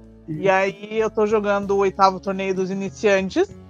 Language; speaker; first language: Portuguese; native; Portuguese